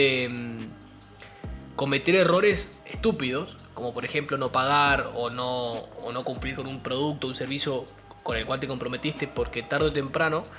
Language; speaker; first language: Spanish; native; Spanish